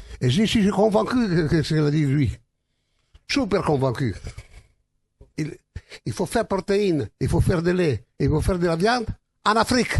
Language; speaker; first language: French; non-native, learner; Italian